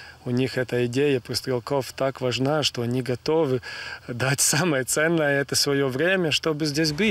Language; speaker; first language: Russian; non-native, local second language; Latvian